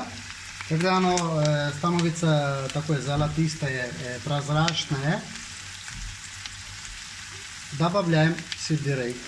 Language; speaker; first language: Russian; non-native, fluent; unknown